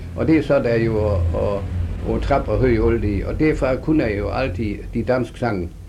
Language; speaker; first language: Danish; native; Danish